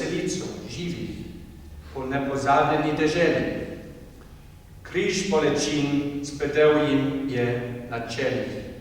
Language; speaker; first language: Slovenian; non-native, fluent; English